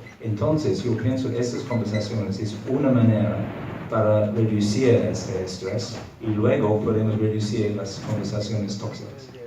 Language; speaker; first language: Spanish; non-native, fluent; English